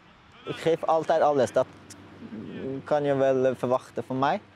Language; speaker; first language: Dutch; non-native, fluent; Norwegian